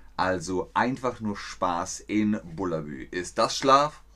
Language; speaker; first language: German; native; German